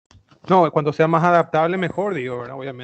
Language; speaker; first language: Spanish; native; Spanish